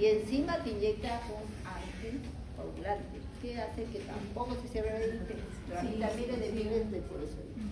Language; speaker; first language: Spanish; native; Spanish